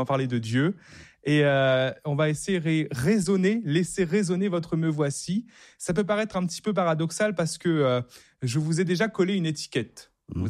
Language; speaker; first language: French; native; French